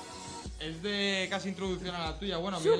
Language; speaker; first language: Spanish; native; Spanish